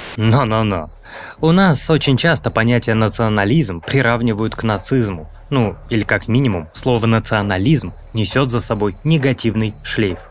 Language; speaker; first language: Russian; native; Russian